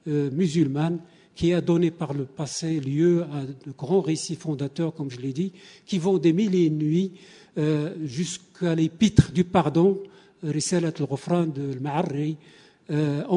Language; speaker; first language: French; native; French